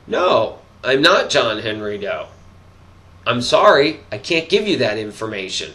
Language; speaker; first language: English; native; English